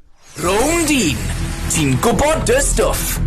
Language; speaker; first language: Welsh; native; Welsh